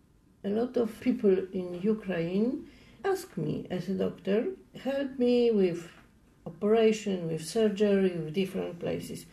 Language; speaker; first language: English; non-native, learner; Polish